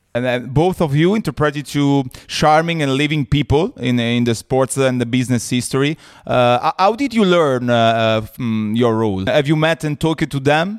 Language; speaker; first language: English; non-native, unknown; Italian